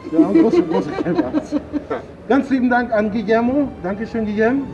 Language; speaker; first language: German; native; German